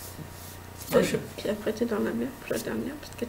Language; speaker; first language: French; native; French